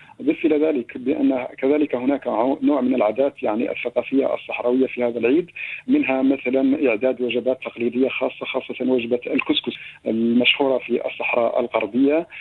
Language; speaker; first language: Arabic; native; Arabic